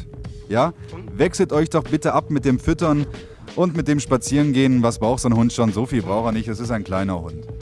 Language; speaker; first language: German; native; German